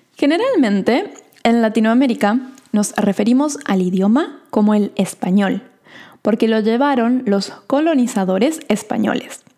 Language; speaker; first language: Spanish; native; Spanish